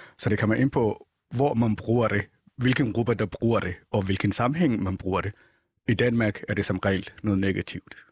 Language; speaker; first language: Danish; non-native, fluent; Somali